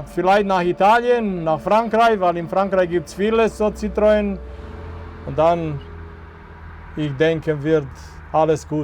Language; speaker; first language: German; non-native, fluent; Serbian